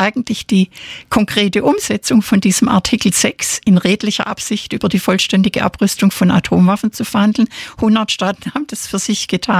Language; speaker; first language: German; native; German